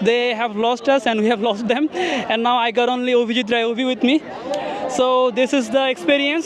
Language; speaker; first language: English; non-native, local second language; Bangla